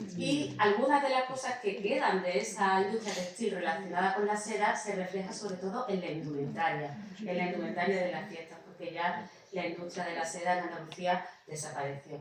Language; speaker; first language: Spanish; native; Spanish